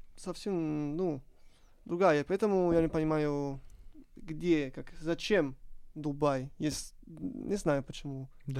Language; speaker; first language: Russian; non-native, learner; Italian